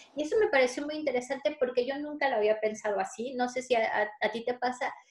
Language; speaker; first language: Spanish; native; Spanish